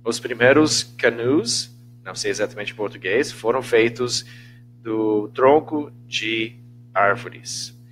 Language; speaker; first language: Portuguese; non-native, fluent; English